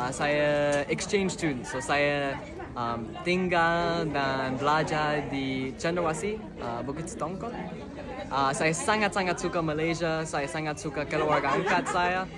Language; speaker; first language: Malay; non-native, learner; English